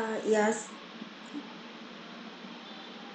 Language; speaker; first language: English; non-native, learner; Vietnamese